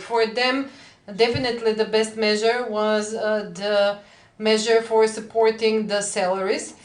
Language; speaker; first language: English; non-native, fluent; Macedonian